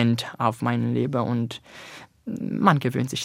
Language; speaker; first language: German; non-native, learner; Italian